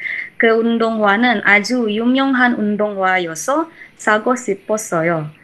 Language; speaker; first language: Korean; non-native, learner; Indonesian